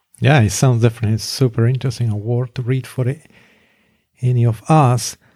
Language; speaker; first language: English; non-native, fluent; Spanish